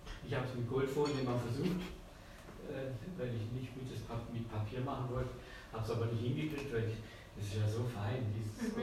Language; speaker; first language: German; native; German